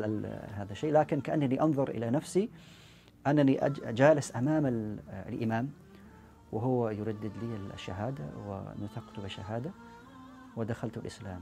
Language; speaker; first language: Arabic; non-native, fluent; English